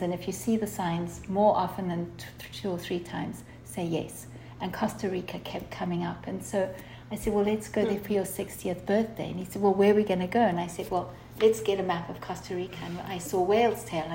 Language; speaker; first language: English; native; English